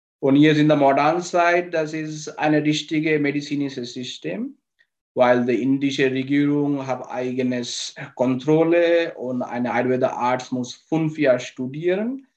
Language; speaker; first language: German; non-native, learner; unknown